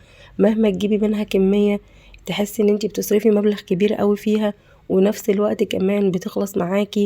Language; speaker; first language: Arabic; native; Arabic